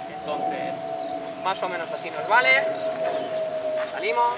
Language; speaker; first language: Spanish; native; Spanish